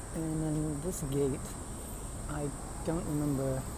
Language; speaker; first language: English; native; English